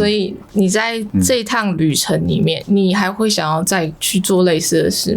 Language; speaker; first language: Chinese; native; Chinese